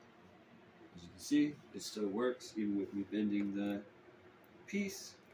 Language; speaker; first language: English; native; English